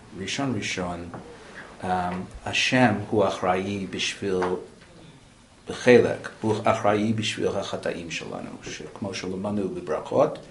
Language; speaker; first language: Hebrew; non-native, fluent; English